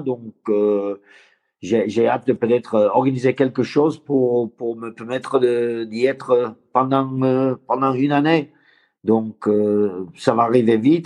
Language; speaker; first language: French; non-native, fluent; English